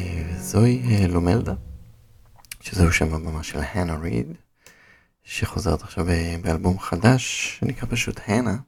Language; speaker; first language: Hebrew; native; Hebrew